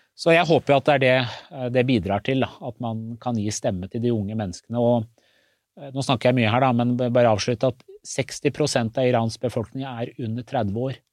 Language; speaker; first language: Norwegian; early bilingual, other home language; Persian